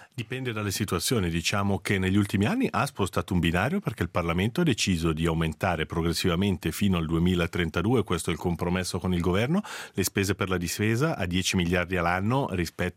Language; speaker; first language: Italian; native; Italian